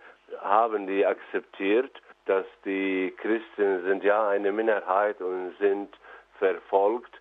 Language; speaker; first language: German; non-native, fluent; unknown